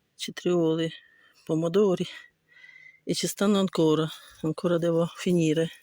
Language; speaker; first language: Italian; non-native, learner; Ukrainian